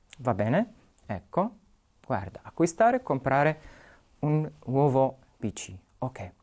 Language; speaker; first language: Italian; non-native, fluent; Arabic